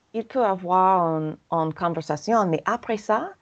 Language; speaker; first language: French; non-native, fluent; English